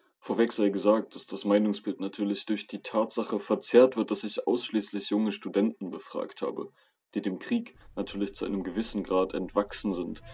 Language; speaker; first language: German; native; German